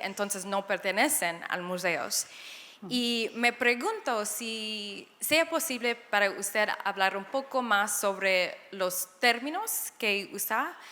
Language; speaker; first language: Spanish; non-native, fluent; English